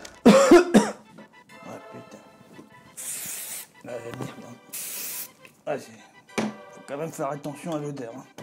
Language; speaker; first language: French; native; French